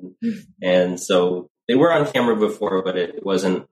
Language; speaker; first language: English; native; English